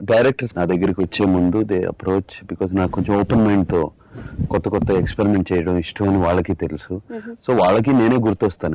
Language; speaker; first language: Telugu; native; Telugu